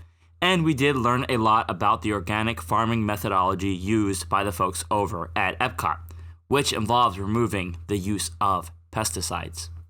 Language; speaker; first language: English; native; English